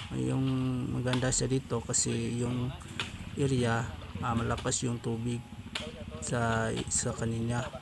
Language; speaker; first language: Filipino; non-native, local second language; Cebuano